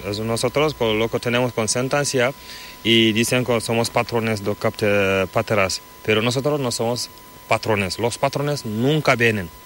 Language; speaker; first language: Spanish; non-native, learner; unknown